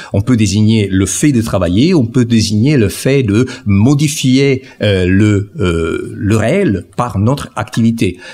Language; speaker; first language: French; non-native, fluent; Italian